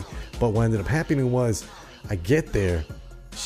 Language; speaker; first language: English; native; English